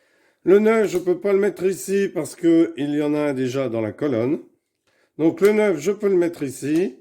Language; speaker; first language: French; native; French